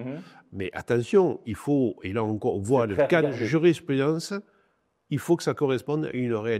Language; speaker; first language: French; native; French